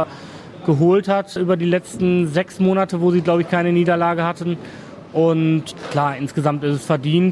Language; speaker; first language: German; native; German